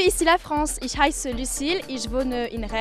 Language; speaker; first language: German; non-native, learner; French